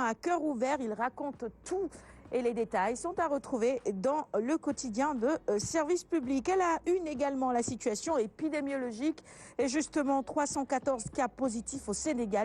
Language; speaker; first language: French; non-native, local second language; Wolof